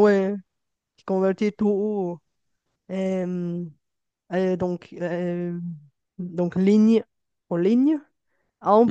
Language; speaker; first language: French; non-native, fluent; Bulgarian